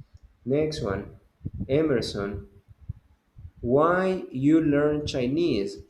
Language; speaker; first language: English; non-native, fluent; Spanish